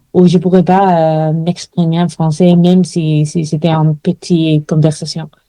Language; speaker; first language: French; non-native, fluent; Spanish